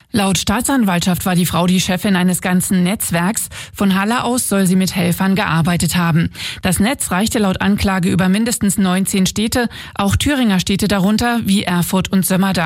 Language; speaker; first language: German; native; German